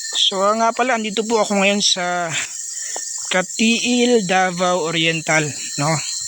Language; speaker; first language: Filipino; non-native, local second language; Cebuano